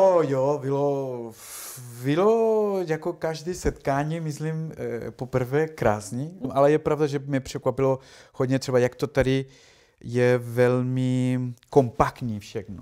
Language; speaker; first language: Czech; non-native, learner; Spanish